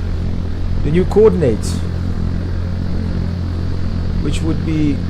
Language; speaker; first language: English; non-native, fluent; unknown